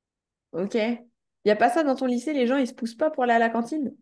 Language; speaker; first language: French; native; French